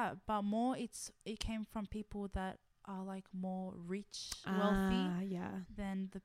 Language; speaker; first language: English; non-native, local second language; Arabic